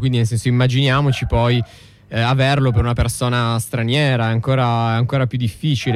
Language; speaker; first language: Italian; native; Italian